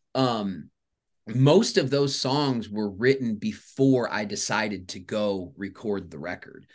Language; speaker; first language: English; native; English